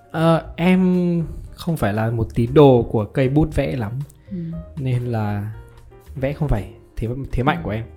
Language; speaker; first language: Vietnamese; native; Vietnamese